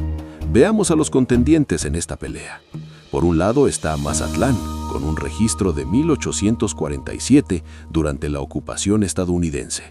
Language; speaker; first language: Spanish; native; Spanish